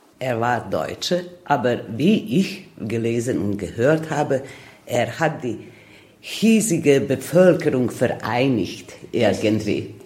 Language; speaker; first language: German; non-native, fluent; Serbian